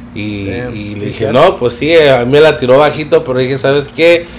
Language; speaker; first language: Spanish; early bilingual, heritage; Spanish